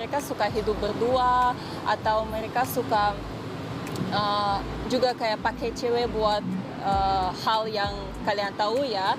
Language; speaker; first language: Indonesian; non-native, fluent; Russian